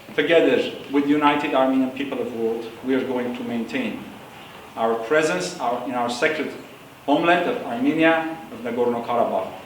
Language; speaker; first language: English; non-native, fluent; Armenian